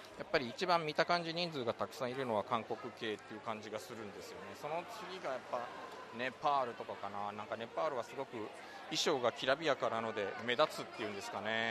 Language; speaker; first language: Japanese; native; Japanese